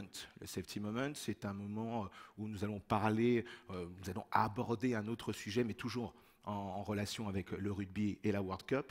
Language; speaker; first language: French; native; French